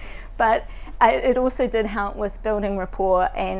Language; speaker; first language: English; native; English